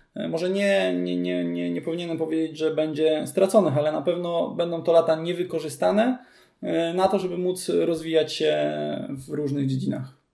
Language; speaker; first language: Polish; native; Polish